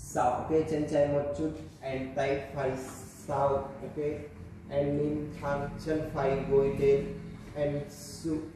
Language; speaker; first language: Vietnamese; non-native, learner; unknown